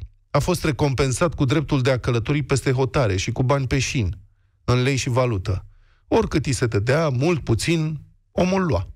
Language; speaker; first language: Romanian; native; Romanian